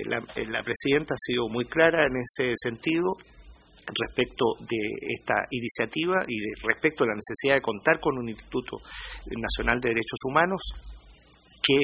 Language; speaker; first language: Spanish; native; Spanish